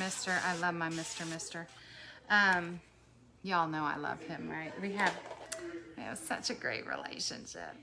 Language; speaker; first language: English; native; English